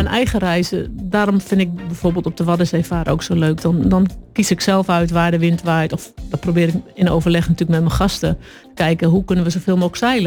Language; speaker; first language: Dutch; native; Dutch